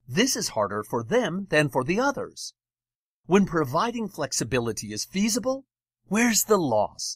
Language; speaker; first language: English; native; English